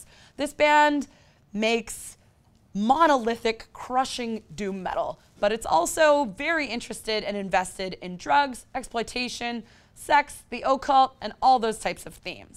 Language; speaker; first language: English; native; English